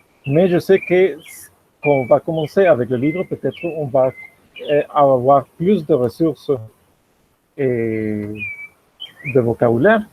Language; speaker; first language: French; non-native, fluent; Spanish